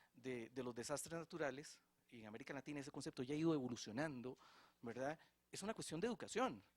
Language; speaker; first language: Spanish; native; Spanish